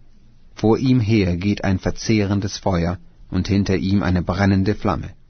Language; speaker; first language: German; native; German